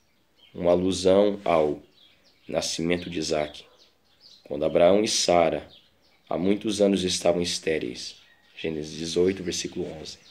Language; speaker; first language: Portuguese; native; Portuguese